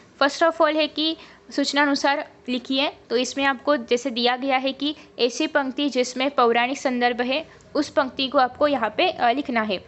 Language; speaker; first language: Hindi; non-native, local second language; Marathi